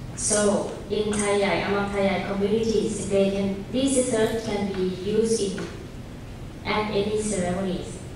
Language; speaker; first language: English; non-native, fluent; Thai